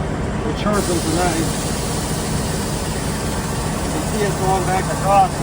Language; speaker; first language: English; native; English